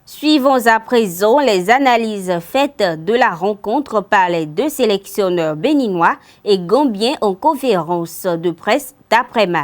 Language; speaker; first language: French; native; French